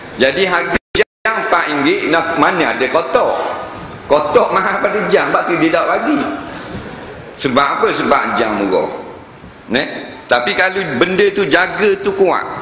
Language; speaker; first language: Malay; native; Malay